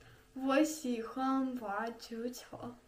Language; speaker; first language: Chinese; non-native, learner; Russian